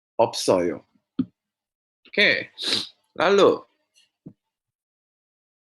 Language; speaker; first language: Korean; non-native, fluent; Indonesian